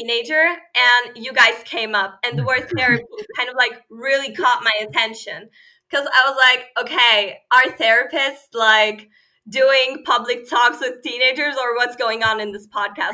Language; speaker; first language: English; non-native, fluent; Turkish